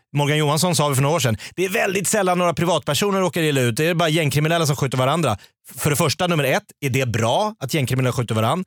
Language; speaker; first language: Swedish; native; Swedish